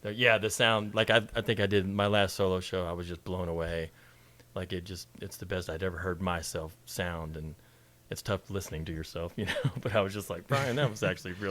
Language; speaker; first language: English; native; English